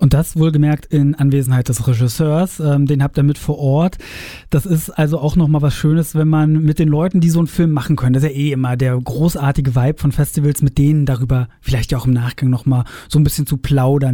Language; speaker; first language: German; native; German